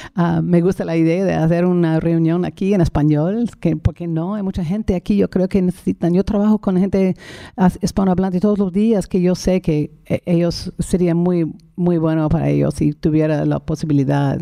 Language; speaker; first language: Spanish; non-native, fluent; English